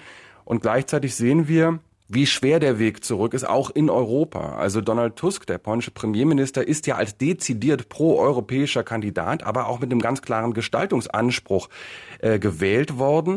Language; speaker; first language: German; native; German